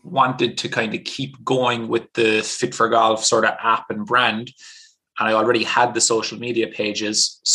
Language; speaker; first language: English; native; English